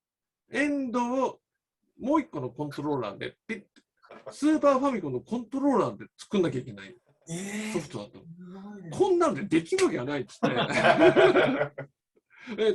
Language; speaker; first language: Japanese; native; Japanese